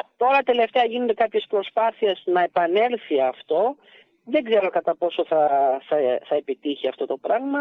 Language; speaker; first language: Greek; early bilingual, heritage; Greek